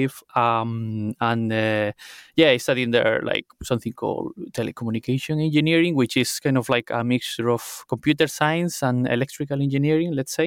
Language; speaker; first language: English; non-native, fluent; Spanish